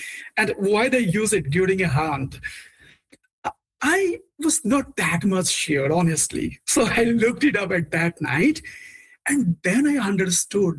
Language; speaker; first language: English; non-native, local second language; Bangla